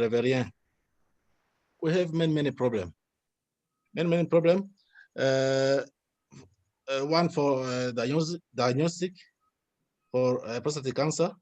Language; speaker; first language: English; non-native, learner; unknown